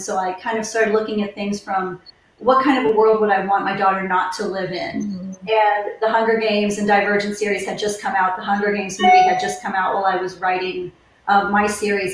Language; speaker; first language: English; native; English